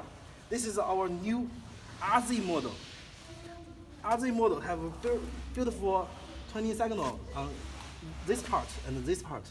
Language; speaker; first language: English; non-native, learner; Chinese